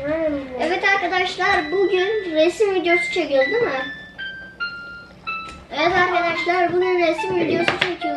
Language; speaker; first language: Turkish; native; Turkish